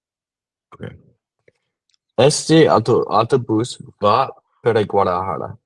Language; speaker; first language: Spanish; non-native, learner; English